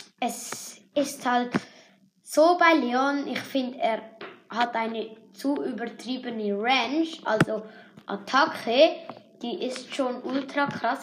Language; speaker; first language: German; native; German